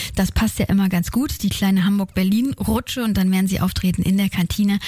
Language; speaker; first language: German; native; German